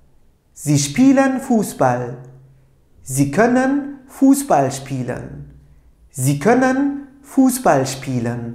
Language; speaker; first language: German; non-native, fluent; Turkish